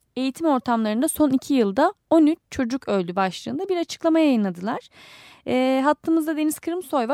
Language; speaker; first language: Turkish; native; Turkish